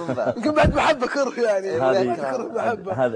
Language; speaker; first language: Arabic; native; Arabic